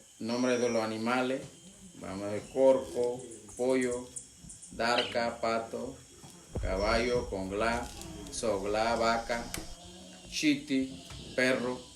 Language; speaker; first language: Spanish; non-native, local second language; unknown